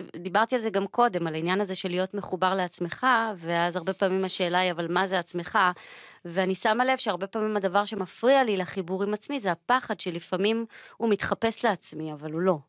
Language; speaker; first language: Hebrew; native; Hebrew